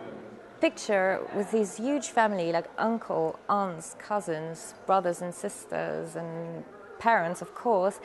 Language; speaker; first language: English; non-native, fluent; French